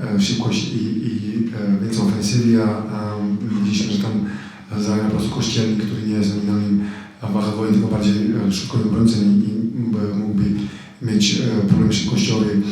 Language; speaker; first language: Polish; non-native, fluent; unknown